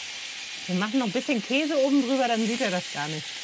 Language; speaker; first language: German; native; German